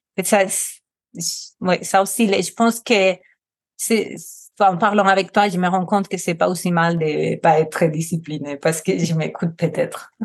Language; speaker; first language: French; non-native, fluent; Spanish